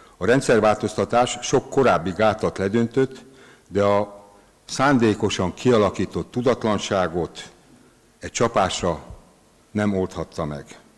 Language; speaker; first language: Hungarian; native; Hungarian